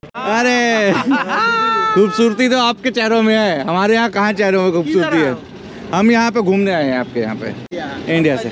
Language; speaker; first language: Hindi; native; Hindi